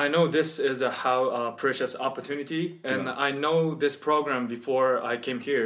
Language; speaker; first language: English; non-native, learner; Japanese